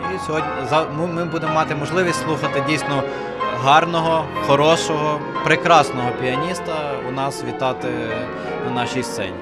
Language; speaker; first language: Ukrainian; native; Ukrainian